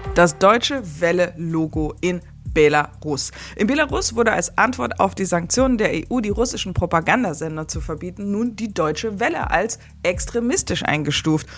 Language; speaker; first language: German; native; German